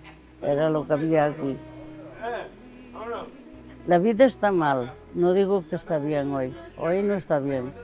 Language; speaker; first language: Spanish; non-native, local second language; Galician